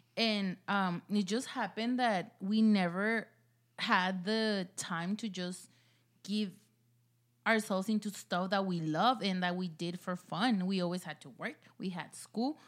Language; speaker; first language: English; early bilingual, other home language; Spanish